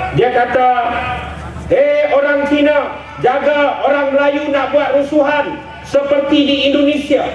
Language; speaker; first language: Malay; native; Malay